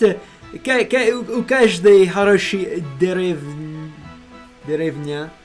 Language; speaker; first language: Russian; non-native, learner; English